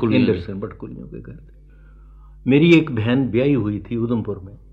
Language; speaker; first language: Hindi; native; Hindi